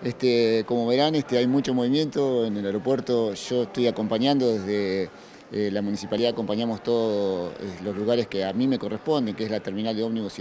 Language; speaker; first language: Spanish; native; Spanish